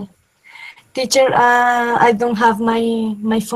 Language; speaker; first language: English; non-native, learner; Spanish